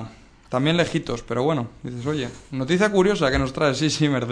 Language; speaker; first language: Spanish; native; Spanish